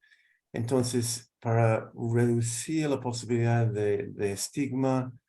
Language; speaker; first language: Spanish; non-native, fluent; English